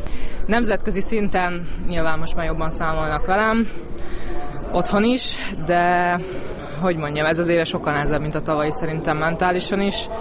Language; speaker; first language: Hungarian; native; Hungarian